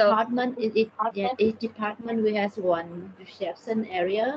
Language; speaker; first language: English; non-native, learner; Thai